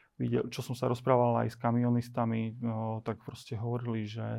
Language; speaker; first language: Slovak; native; Slovak